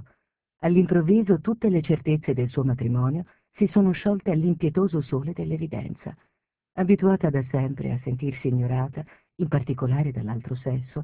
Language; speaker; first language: Italian; native; Italian